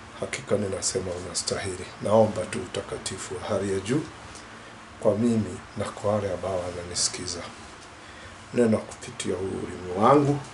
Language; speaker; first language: Swahili; non-native, local second language; Kikuyu